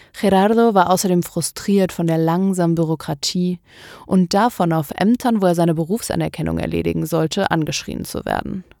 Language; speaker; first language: German; native; German